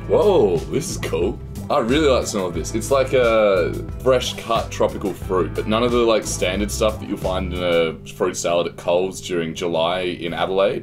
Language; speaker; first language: English; native; English